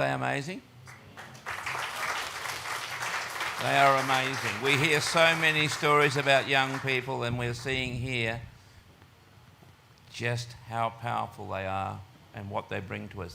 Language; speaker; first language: English; native; English